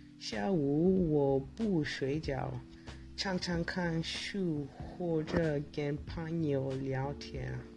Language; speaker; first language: Chinese; non-native, learner; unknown